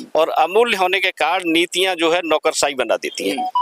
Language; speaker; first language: Hindi; native; Hindi